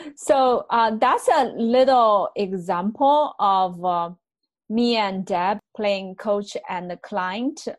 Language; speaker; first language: English; non-native, fluent; Chinese